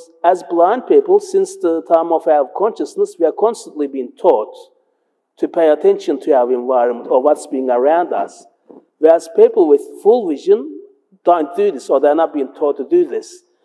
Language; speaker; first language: English; native; English